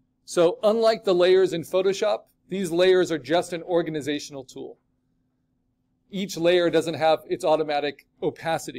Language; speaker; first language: English; native; English